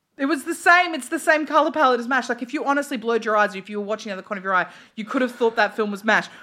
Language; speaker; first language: English; native; English